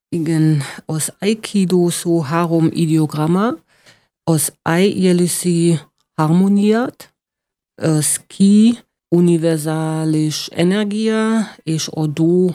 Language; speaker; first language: Hungarian; non-native, learner; German